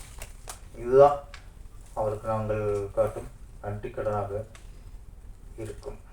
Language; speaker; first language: Tamil; native; Tamil